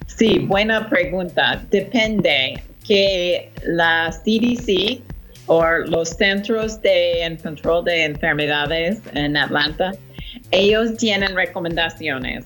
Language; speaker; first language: Spanish; non-native, fluent; English